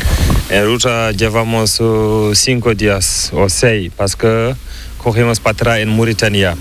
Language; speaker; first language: Spanish; non-native, learner; Fula